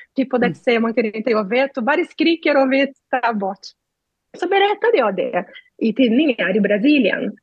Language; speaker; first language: Swedish; non-native, learner; Portuguese